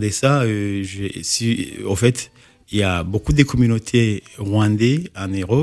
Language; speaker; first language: French; non-native, local second language; Kinyarwanda